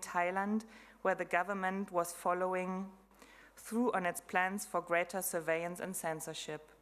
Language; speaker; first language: English; non-native, fluent; German